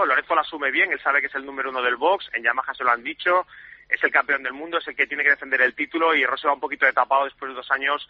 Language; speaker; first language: Spanish; native; Spanish